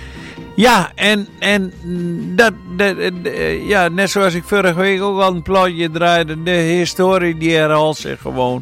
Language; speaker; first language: Dutch; native; Dutch